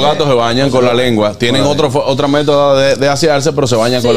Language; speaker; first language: Spanish; native; Spanish